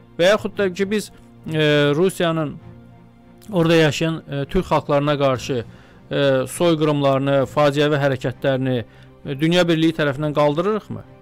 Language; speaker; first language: Azerbaijani; native; Azerbaijani